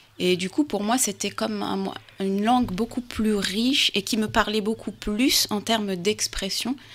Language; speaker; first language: French; early bilingual, heritage; French